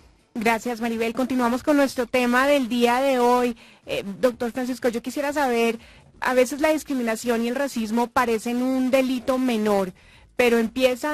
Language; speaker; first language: Spanish; native; Spanish